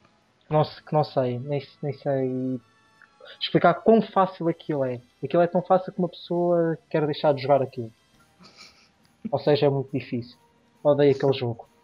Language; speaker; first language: Portuguese; native; Portuguese